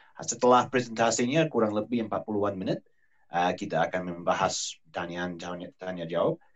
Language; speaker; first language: Indonesian; non-native, fluent; English